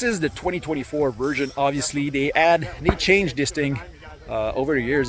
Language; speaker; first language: English; non-native, local second language; French